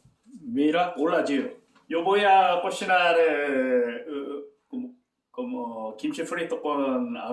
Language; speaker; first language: Spanish; non-native, learner; Korean